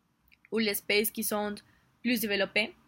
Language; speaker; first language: French; non-native, learner; Spanish